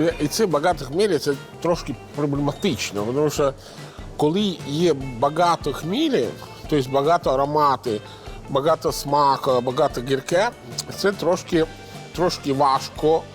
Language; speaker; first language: Ukrainian; non-native, fluent; Italian